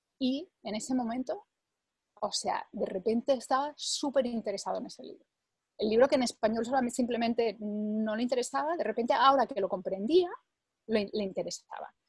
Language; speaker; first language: Spanish; early bilingual, other home language; English